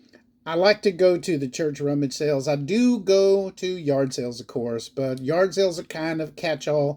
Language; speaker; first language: English; native; English